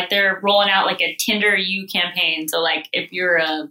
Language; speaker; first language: English; native; English